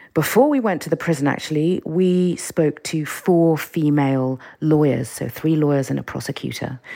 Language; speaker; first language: English; native; English